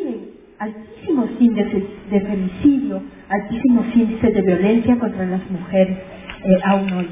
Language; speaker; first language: Spanish; native; Spanish